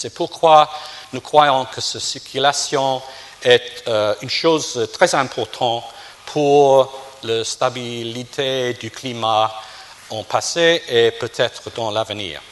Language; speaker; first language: French; non-native, fluent; English